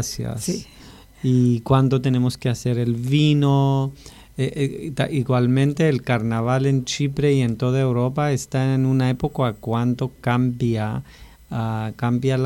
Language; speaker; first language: Spanish; non-native, fluent; Greek